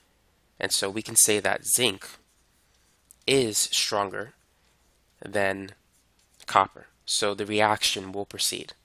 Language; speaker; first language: English; native; English